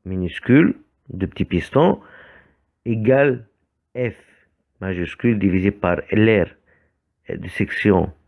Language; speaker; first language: French; non-native, fluent; Arabic